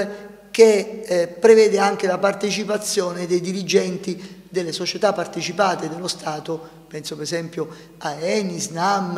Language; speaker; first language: Italian; native; Italian